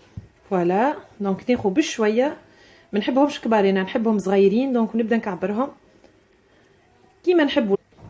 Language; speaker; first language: Arabic; native; Arabic